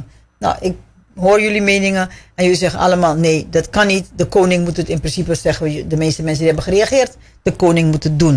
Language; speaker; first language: Dutch; native; Dutch